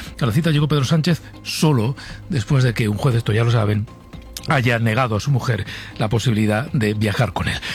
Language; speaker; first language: Spanish; native; Spanish